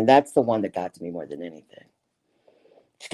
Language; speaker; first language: English; native; English